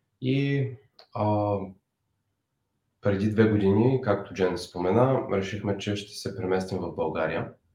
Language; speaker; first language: Bulgarian; native; Bulgarian